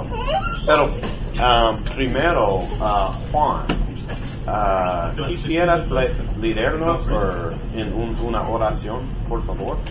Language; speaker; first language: Spanish; non-native, learner; English